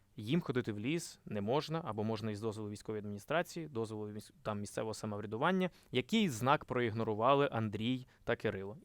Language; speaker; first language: Ukrainian; non-native, local second language; Russian